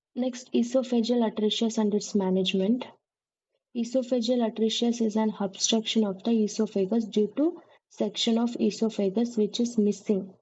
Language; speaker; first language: English; non-native, local second language; Kannada